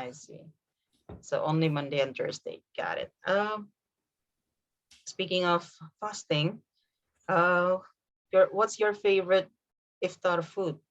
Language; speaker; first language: English; non-native, fluent; Indonesian